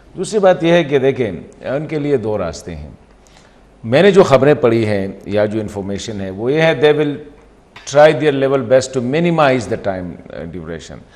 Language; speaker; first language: Urdu; non-native, local second language; Pashto